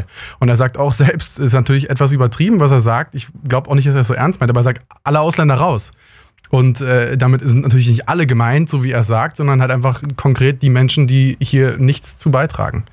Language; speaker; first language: German; native; German